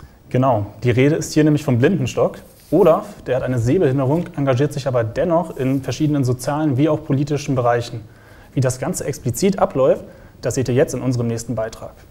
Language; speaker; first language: German; native; German